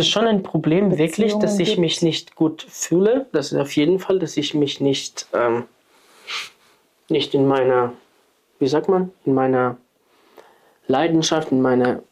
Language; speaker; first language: German; non-native, fluent; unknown